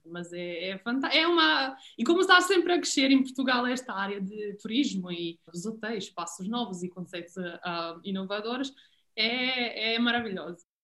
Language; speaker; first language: Portuguese; non-native, fluent; Serbian